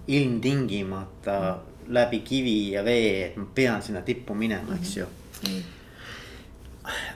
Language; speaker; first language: Estonian; native; Estonian